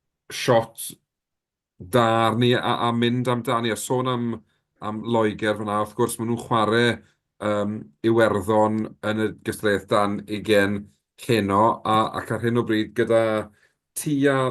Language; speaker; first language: Welsh; native; Welsh